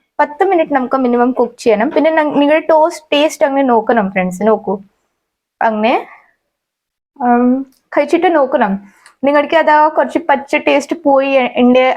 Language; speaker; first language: Malayalam; non-native, fluent; Hindi